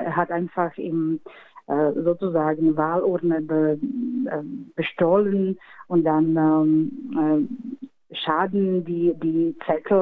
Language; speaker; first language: German; non-native, fluent; Slovak